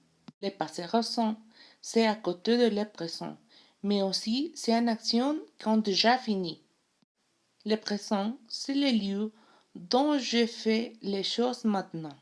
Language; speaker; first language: French; non-native, learner; Spanish